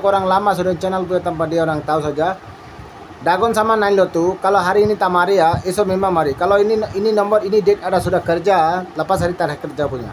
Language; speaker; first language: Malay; non-native, learner; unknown